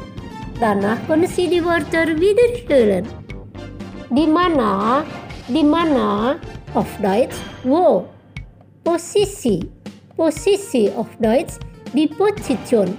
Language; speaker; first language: German; non-native, fluent; Indonesian